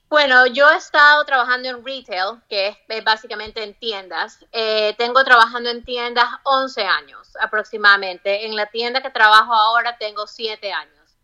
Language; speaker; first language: Spanish; native; Spanish